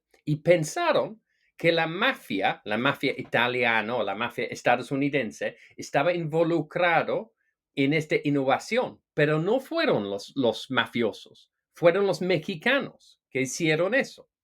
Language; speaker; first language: Spanish; non-native, fluent; English